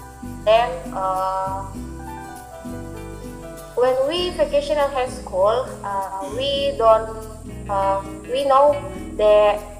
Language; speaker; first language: English; non-native, learner; Indonesian